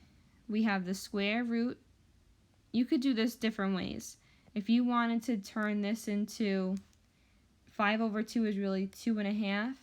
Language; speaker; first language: English; native; English